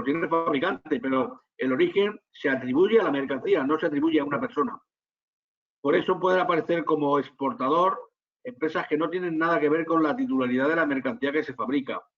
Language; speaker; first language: Spanish; native; Spanish